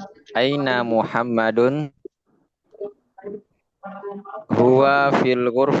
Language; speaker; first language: Arabic; non-native, learner; Indonesian